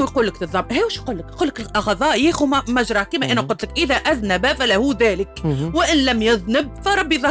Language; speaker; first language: Arabic; native; Arabic